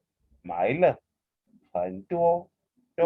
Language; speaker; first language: Chinese; non-native, fluent; English